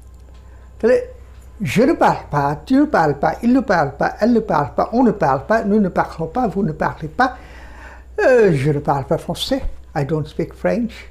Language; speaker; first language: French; non-native, fluent; Bangla